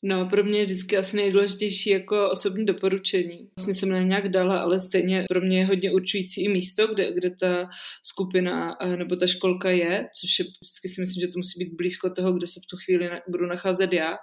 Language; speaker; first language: Czech; native; Czech